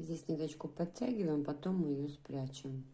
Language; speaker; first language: Russian; native; Russian